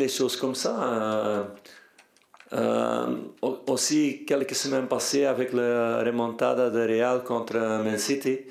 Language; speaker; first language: French; non-native, fluent; Dutch